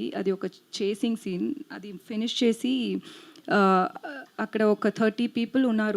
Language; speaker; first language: Telugu; non-native, learner; Tamil